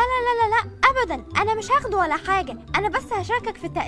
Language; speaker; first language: Arabic; native; Arabic